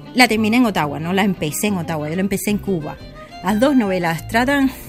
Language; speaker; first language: Spanish; native; Spanish